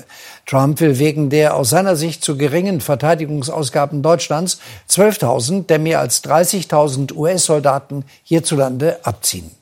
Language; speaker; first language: German; native; German